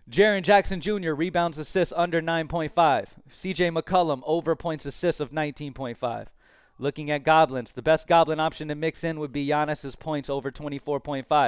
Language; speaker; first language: English; native; English